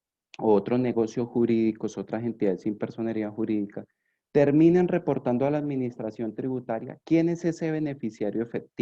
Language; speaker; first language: Spanish; native; Spanish